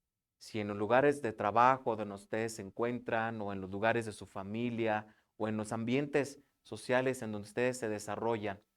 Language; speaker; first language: Spanish; native; Spanish